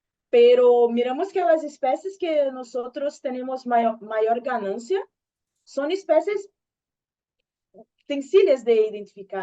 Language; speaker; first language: Spanish; non-native, learner; Portuguese